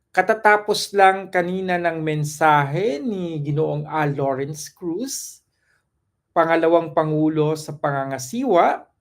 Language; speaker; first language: Filipino; non-native, local second language; Cebuano